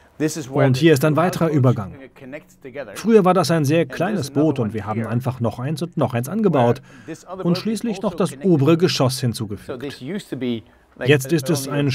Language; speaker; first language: German; native; German